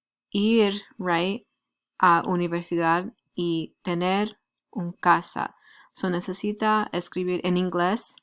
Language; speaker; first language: Spanish; non-native, learner; English